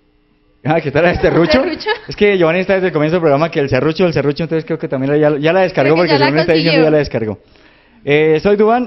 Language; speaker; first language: Spanish; native; Spanish